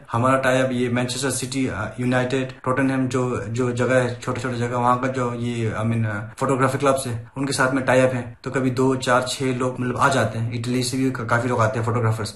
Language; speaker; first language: Hindi; non-native, local second language; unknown